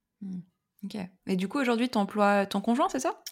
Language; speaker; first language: French; native; French